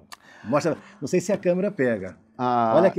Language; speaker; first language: Portuguese; native; Portuguese